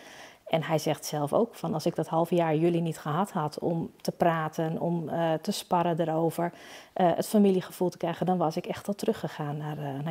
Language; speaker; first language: Dutch; native; Dutch